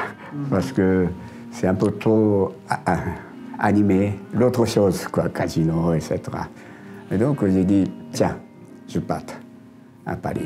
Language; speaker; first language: French; non-native, learner; Japanese